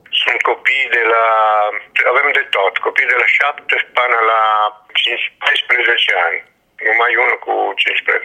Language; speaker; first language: Romanian; non-native, learner; Italian